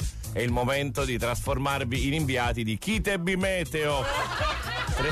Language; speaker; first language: Italian; native; Italian